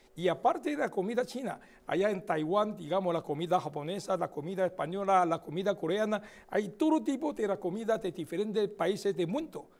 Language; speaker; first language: Spanish; non-native, fluent; Chinese